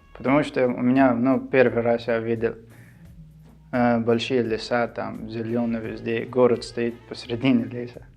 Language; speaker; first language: Russian; non-native, local second language; Shughni